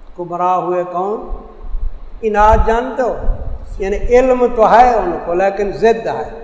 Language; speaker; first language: Urdu; non-native, local second language; Saraiki